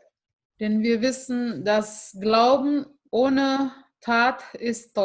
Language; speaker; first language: German; non-native, fluent; Indonesian